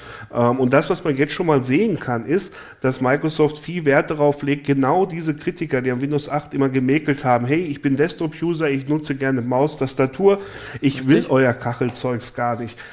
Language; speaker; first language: German; native; German